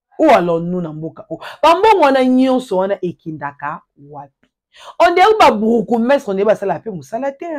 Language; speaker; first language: Lingala; native; Lingala